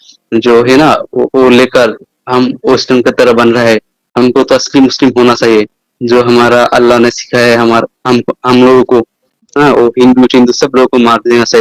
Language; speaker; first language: Hindi; non-native, fluent; Bangla